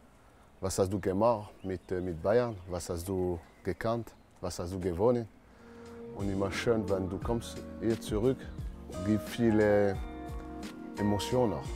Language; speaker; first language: German; non-native, learner; French